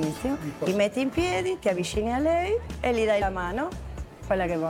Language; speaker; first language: Italian; non-native, fluent; Spanish